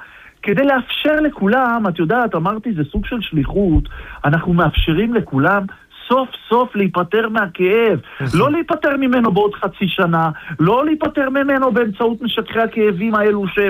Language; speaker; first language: Hebrew; native; Hebrew